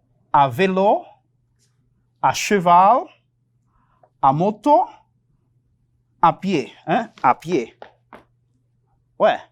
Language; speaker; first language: French; non-native, fluent; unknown